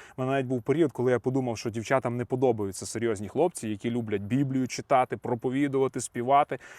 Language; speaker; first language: Ukrainian; native; Ukrainian